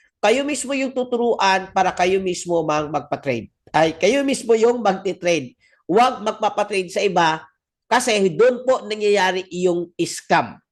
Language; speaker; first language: Filipino; non-native, local second language; Cebuano